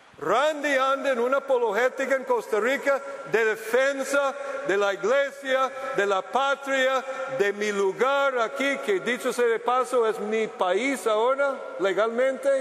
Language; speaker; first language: Spanish; non-native, fluent; English